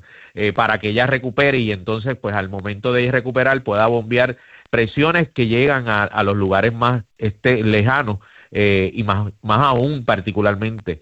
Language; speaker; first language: Spanish; native; Spanish